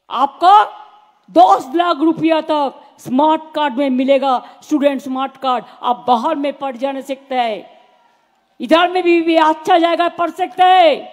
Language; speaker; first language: Hindi; non-native, local second language; Bangla